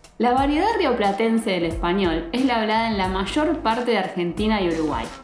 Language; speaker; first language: Spanish; native; Spanish